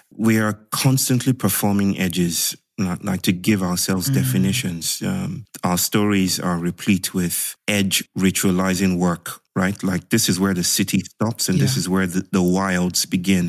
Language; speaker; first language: English; non-native, local second language; Yoruba